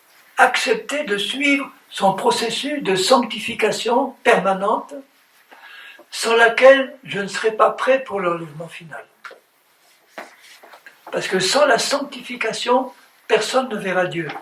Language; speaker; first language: French; native; French